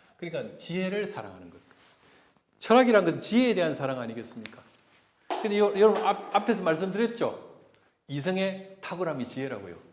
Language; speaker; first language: Korean; native; Korean